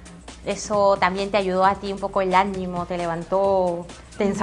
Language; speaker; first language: Spanish; native; Spanish